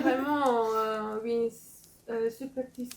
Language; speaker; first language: French; non-native, fluent; Korean